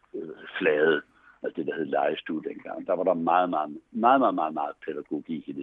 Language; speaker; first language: Danish; native; Danish